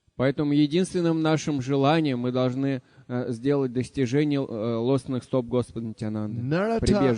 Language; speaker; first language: Russian; native; Russian